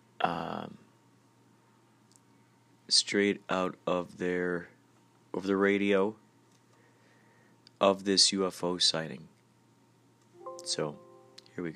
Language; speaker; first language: English; native; English